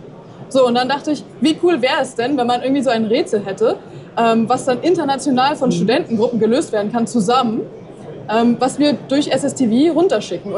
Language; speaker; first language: German; native; German